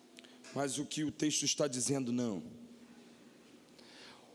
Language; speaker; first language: Portuguese; native; Portuguese